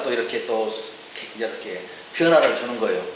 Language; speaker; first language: Korean; native; Korean